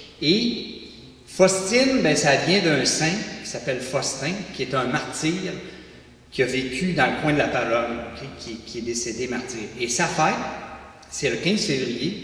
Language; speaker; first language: French; native; French